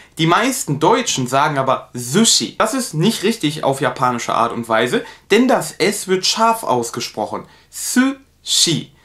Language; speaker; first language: German; native; German